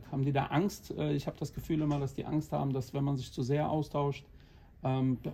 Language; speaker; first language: German; non-native, fluent; Portuguese